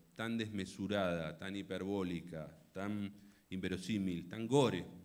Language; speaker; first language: Spanish; native; Spanish